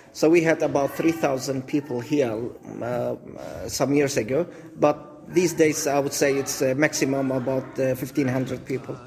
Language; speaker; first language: English; non-native, fluent; Assyrian Neo-Aramaic